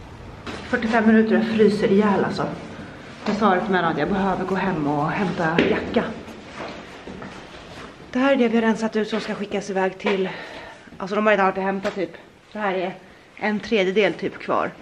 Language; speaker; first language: Swedish; native; Swedish